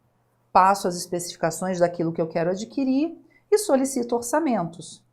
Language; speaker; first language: Portuguese; native; Portuguese